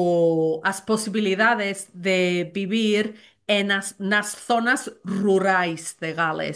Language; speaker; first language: Portuguese; non-native, learner; Welsh